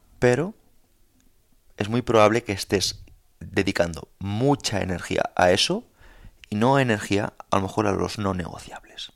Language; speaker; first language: Spanish; native; Spanish